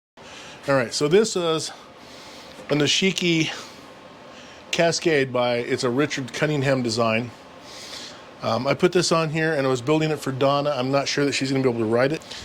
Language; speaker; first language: English; native; English